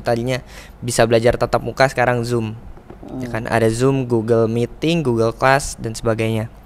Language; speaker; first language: Indonesian; native; Indonesian